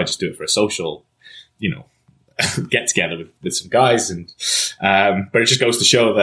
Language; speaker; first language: English; native; English